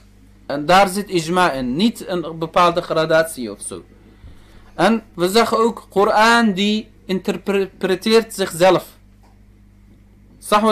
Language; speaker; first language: Dutch; early bilingual, other home language; Turkish